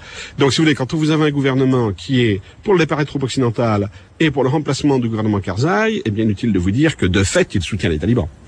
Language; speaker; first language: French; native; French